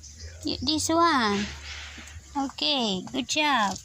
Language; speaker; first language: English; non-native, learner; Cebuano